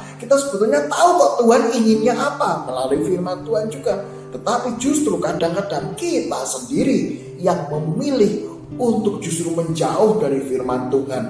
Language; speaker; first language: Indonesian; native; Indonesian